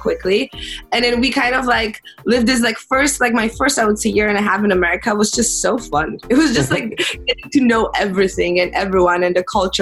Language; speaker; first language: English; non-native, fluent; Polish